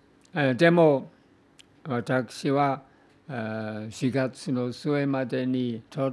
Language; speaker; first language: Japanese; non-native, fluent; English